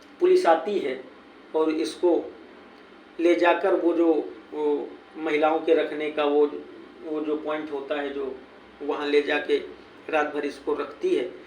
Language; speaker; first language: Hindi; native; Hindi